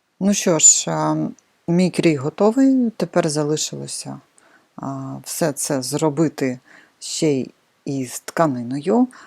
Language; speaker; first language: Ukrainian; non-native, local second language; Russian